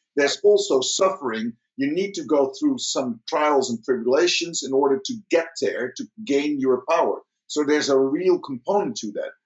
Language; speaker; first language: English; early bilingual, other home language; Dutch